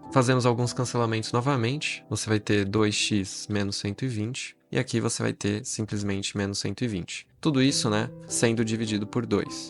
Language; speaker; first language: Portuguese; native; Portuguese